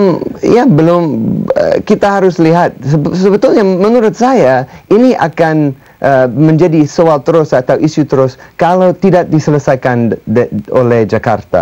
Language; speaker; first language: Indonesian; non-native, fluent; English